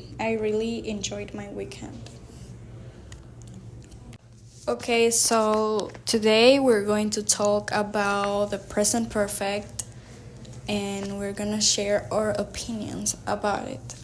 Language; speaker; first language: English; non-native, learner; Spanish